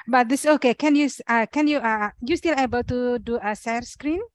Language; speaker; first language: English; non-native, learner; Indonesian